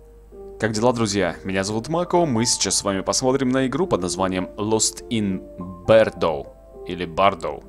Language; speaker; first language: Russian; native; Russian